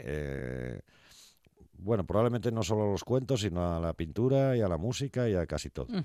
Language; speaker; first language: Spanish; native; Spanish